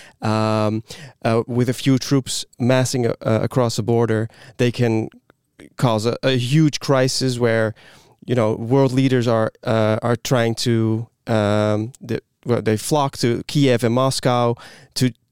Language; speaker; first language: English; non-native, fluent; Dutch